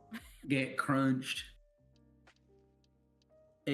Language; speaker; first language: English; native; English